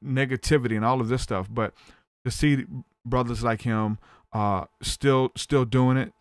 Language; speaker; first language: English; native; English